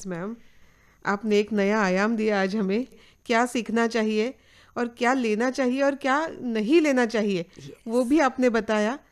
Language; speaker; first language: Hindi; non-native, local second language; Marathi